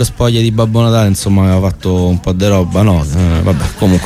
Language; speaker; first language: Italian; native; Italian